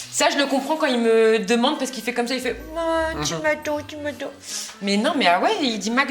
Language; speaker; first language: French; native; French